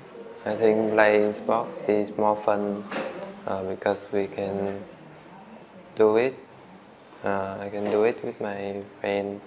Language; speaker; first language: English; non-native, learner; Vietnamese